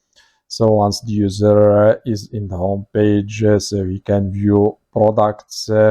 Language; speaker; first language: English; non-native, fluent; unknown